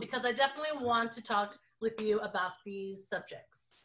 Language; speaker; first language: English; early bilingual, other home language; Portuguese